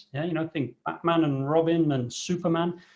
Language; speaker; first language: English; native; English